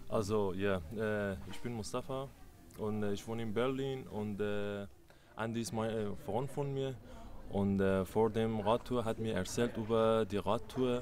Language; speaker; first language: German; non-native, learner; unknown